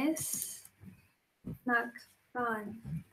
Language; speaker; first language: German; non-native, fluent; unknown